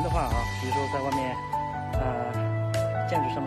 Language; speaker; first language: Chinese; native; Chinese